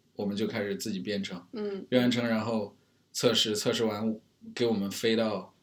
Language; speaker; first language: Chinese; native; Chinese